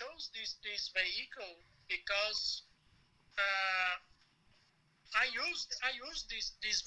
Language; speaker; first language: English; non-native, learner; Portuguese